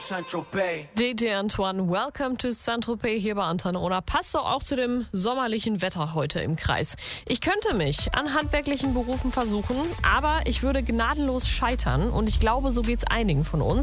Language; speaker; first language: German; native; German